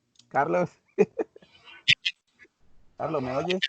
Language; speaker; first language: English; non-native, learner; Spanish